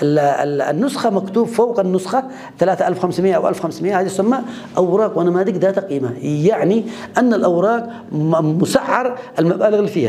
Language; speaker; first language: Arabic; native; Arabic